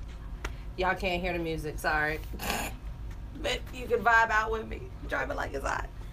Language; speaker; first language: English; native; English